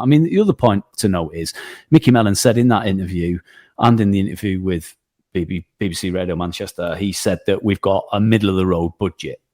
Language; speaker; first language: English; native; English